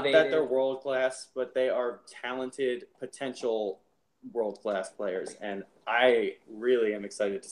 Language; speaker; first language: English; native; English